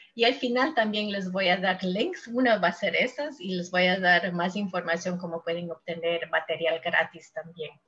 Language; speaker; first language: Spanish; non-native, fluent; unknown